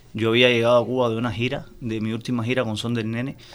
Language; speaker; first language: Spanish; native; Spanish